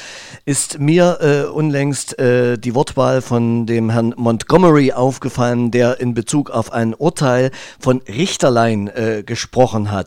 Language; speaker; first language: German; native; German